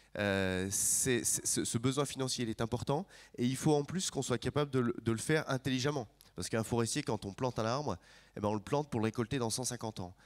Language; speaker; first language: French; native; French